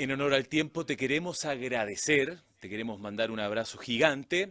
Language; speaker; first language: Spanish; native; Spanish